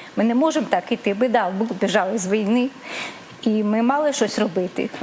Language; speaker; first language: Ukrainian; non-native, local second language; Russian